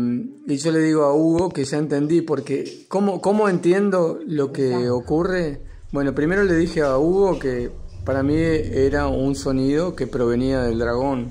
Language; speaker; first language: Spanish; native; Spanish